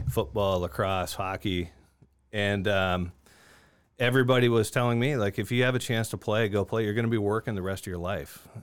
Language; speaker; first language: English; native; English